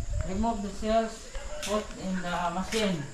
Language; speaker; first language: English; non-native, learner; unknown